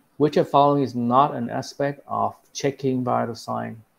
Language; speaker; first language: English; non-native, fluent; Vietnamese